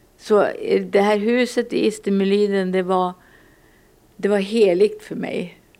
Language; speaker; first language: Swedish; early bilingual, other home language; Finnish